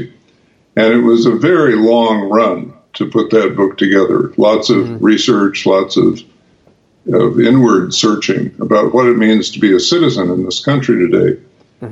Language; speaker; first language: English; native; English